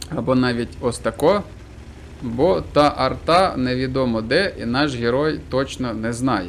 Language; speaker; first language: Ukrainian; non-native, local second language; Russian